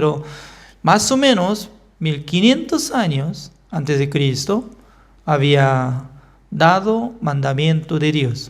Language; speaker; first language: Spanish; non-native, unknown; Korean